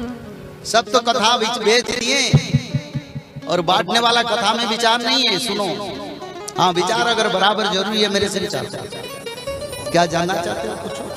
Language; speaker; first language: Hindi; non-native, local second language; Odia